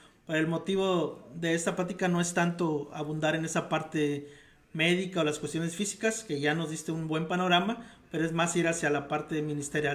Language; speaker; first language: Spanish; native; Spanish